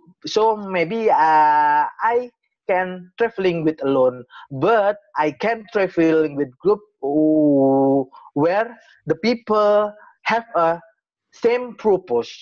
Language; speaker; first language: English; non-native, learner; Indonesian